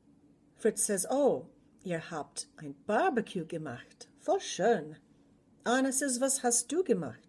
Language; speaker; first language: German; non-native, fluent; English